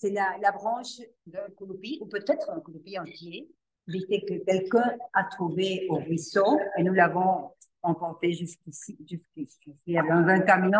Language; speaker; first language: French; non-native, learner; Spanish